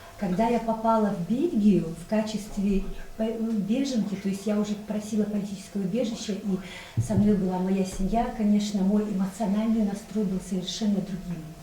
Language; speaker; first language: Russian; non-native, local second language; Chechen